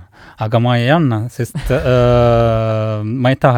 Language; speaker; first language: Estonian; non-native, local second language; Russian